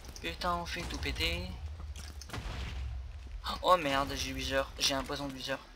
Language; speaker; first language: French; native; French